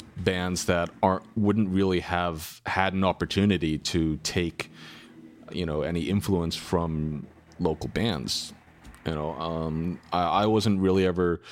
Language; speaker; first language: English; native; English